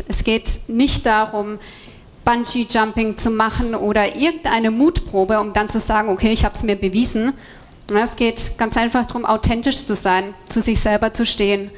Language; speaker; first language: German; native; German